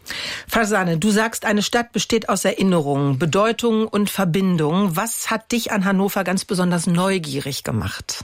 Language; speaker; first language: German; native; German